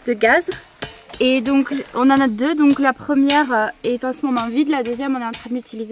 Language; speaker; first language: French; native; French